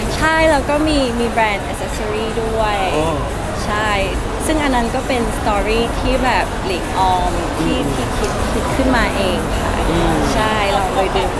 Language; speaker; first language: Thai; non-native, fluent; Cantonese